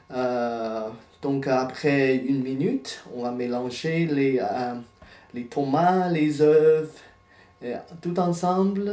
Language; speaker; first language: French; non-native, fluent; Chinese